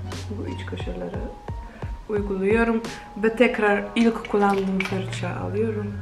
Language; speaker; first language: Turkish; non-native, fluent; Polish